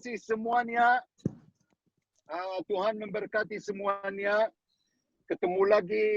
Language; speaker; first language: Indonesian; non-native, learner; Hebrew